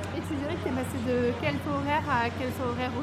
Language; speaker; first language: French; native; French